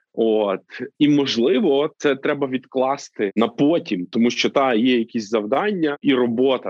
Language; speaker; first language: Ukrainian; native; Ukrainian